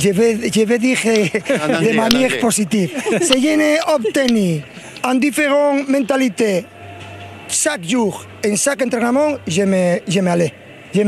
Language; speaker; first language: French; non-native, fluent; Spanish